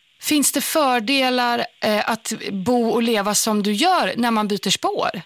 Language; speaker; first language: Swedish; native; Swedish